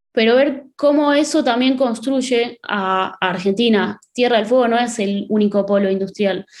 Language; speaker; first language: Spanish; native; Spanish